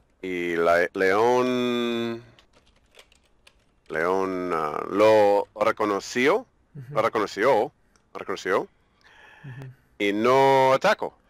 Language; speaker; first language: Spanish; non-native, learner; English